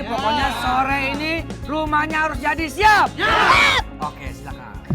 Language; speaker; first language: Indonesian; native; Indonesian